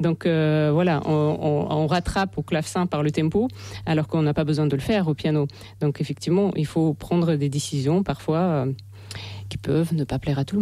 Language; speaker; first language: French; non-native, fluent; Russian